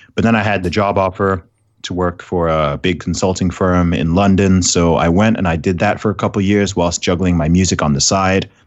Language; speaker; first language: English; early bilingual, other home language; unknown